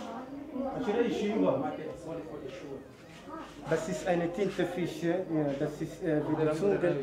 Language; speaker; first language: German; non-native, learner; Swahili